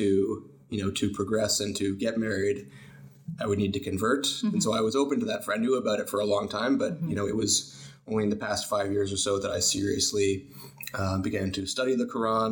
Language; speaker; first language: English; native; English